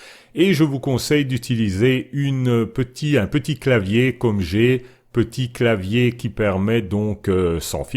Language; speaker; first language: French; native; French